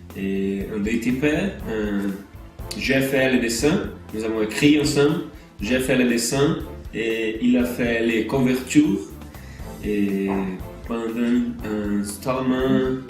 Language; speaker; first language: French; non-native, learner; Portuguese